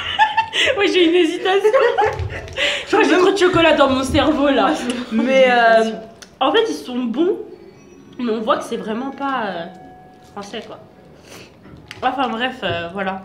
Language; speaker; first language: French; native; French